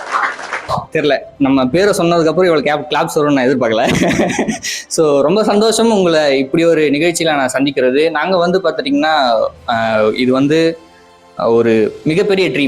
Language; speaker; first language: Tamil; native; Tamil